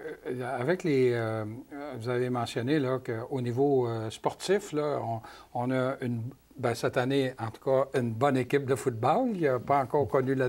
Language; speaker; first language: French; native; French